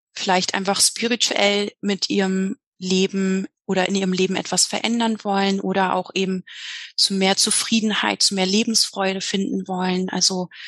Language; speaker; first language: German; native; German